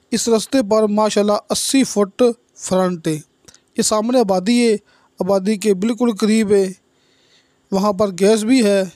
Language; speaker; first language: Urdu; non-native, local second language; Punjabi